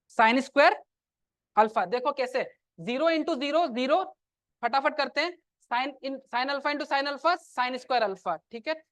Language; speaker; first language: Hindi; non-native, local second language; Assamese